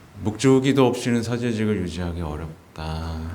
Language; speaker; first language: Korean; native; Korean